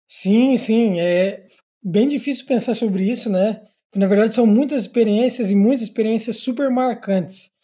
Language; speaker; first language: Portuguese; native; Portuguese